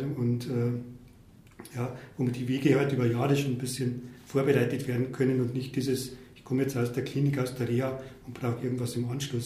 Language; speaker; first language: German; native; German